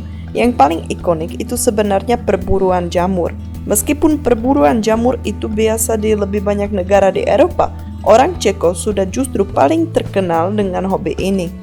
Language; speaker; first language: Indonesian; non-native, fluent; Czech